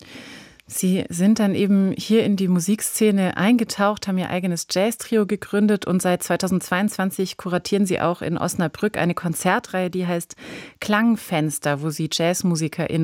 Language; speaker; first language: German; native; German